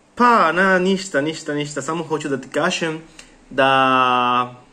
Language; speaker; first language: Serbian; non-native, learner; Spanish